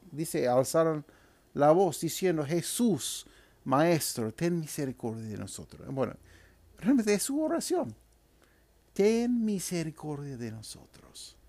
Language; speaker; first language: Spanish; non-native, fluent; English